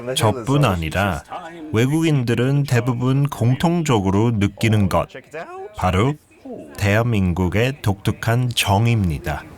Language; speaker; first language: Korean; early bilingual, heritage; Korean